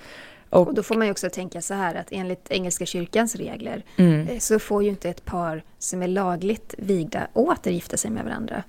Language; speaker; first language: Swedish; native; Swedish